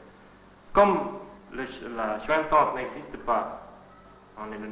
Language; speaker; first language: French; non-native, fluent; Indonesian